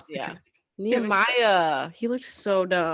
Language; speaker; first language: English; native; English